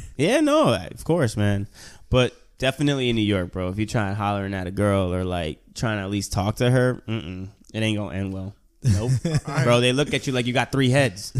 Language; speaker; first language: English; early bilingual, other home language; Spanish